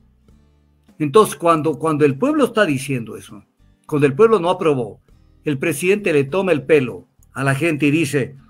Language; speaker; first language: Spanish; native; Spanish